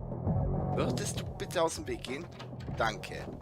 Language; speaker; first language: German; native; German